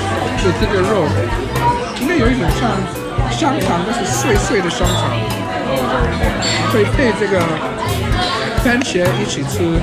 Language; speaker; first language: Chinese; non-native, fluent; English